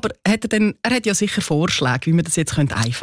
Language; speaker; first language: German; native; German